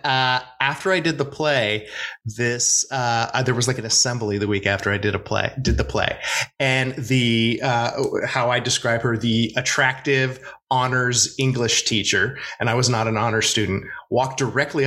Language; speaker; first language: English; native; English